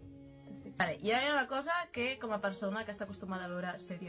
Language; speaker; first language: Catalan; native; Catalan